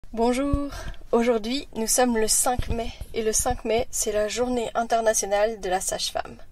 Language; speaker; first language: French; native; French